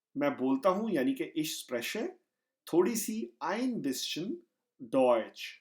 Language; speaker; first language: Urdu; non-native, local second language; Punjabi